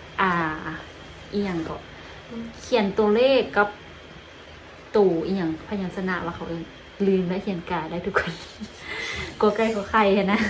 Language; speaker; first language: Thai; non-native, learner; Lao